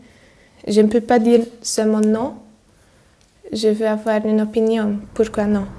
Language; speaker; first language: French; non-native, learner; Hungarian